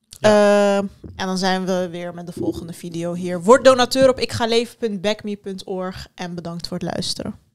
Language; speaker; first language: Dutch; early bilingual, other home language; Turkish